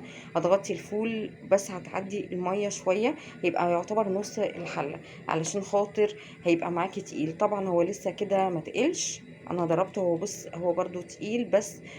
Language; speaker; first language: Arabic; native; Arabic